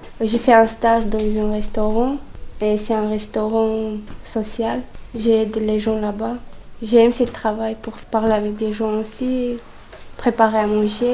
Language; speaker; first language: French; non-native, learner; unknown